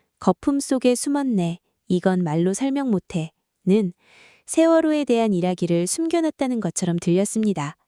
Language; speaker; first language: Korean; native; Korean